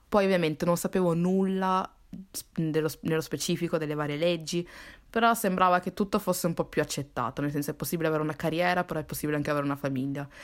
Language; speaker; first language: Italian; early bilingual, other home language; Somali